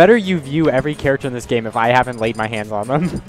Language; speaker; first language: English; native; English